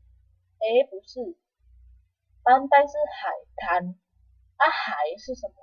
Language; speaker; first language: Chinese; non-native, fluent; Indonesian